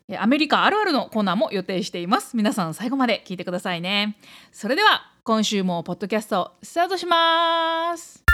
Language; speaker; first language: Japanese; native; Japanese